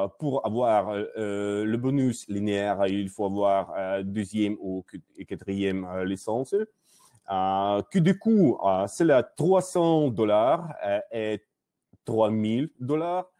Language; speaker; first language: French; non-native, learner; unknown